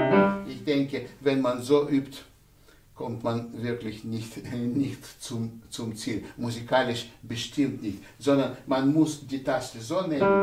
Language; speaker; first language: German; non-native, fluent; Russian